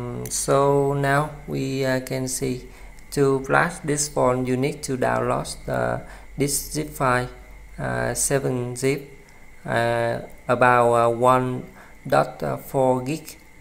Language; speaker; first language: English; non-native, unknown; Vietnamese